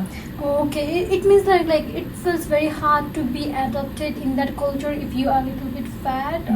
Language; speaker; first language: English; non-native, fluent; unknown